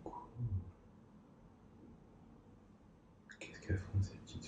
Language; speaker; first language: French; native; French